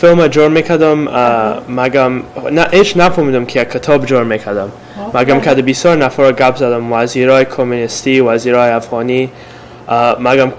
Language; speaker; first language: Persian; early bilingual, heritage; Persian